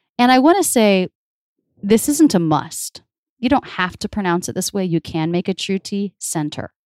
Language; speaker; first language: English; native; English